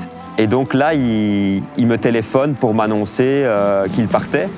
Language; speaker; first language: French; native; French